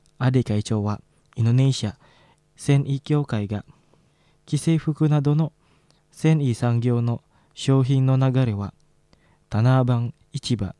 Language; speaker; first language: Japanese; non-native, fluent; Indonesian